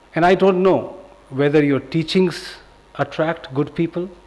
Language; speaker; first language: English; non-native, local second language; Punjabi